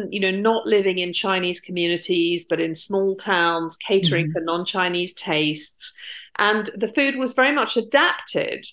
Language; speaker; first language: English; native; English